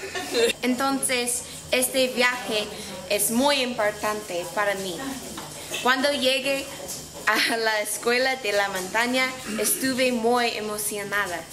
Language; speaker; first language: Spanish; non-native, learner; English